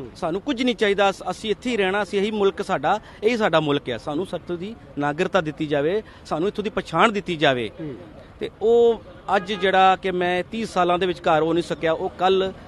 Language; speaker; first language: Punjabi; early bilingual, heritage; Punjabi